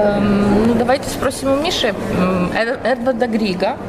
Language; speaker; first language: Russian; native; Russian